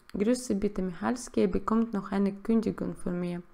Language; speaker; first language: German; non-native, learner; Russian